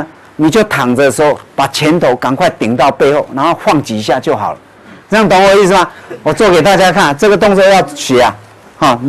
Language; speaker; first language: Chinese; native; Chinese